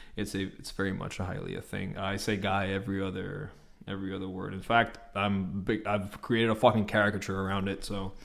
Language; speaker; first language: English; native; English